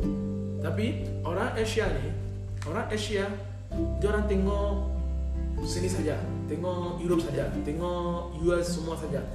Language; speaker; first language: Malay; non-native, learner; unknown